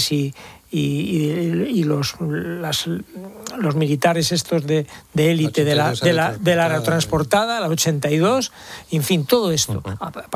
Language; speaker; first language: Spanish; native; Spanish